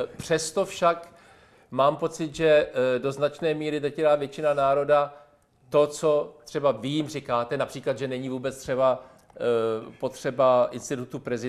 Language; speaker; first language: Czech; native; Czech